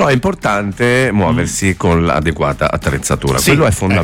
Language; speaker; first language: Italian; native; Italian